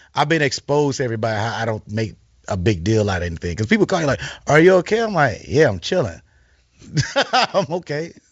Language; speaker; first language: English; native; English